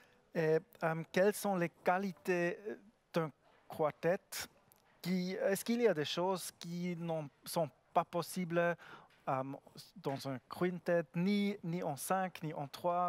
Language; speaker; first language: French; non-native, learner; German